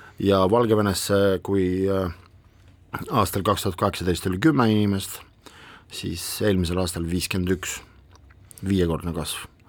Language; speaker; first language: Estonian; non-native, local second language; Russian